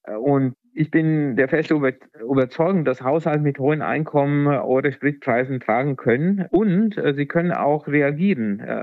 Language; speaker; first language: German; non-native, fluent; Italian